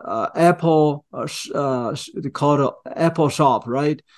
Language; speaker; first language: English; non-native, fluent; Chinese